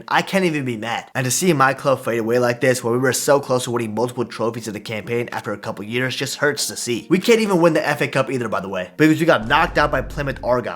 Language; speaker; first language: English; native; English